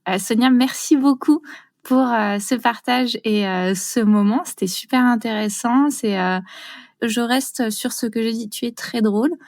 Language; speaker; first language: French; native; French